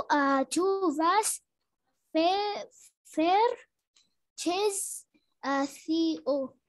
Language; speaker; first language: French; non-native, learner; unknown